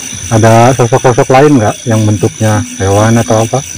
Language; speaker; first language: Indonesian; native; Indonesian